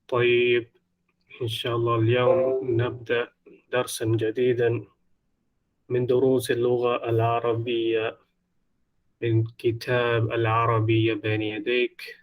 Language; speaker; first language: Arabic; non-native, fluent; Divehi